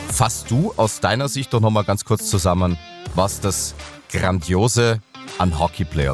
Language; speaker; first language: German; native; German